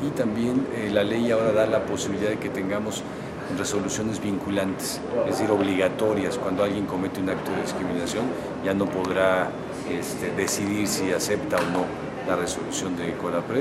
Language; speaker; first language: Spanish; native; Spanish